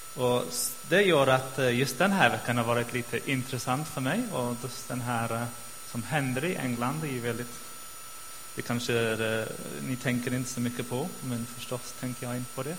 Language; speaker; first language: Swedish; non-native, fluent; English